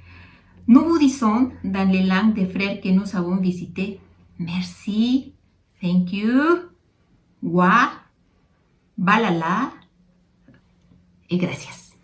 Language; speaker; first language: French; non-native, fluent; Spanish